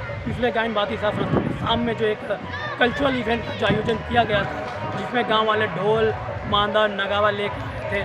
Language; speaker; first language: Hindi; native; Hindi